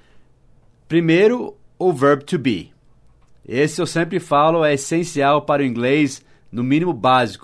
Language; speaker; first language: Portuguese; non-native, fluent; English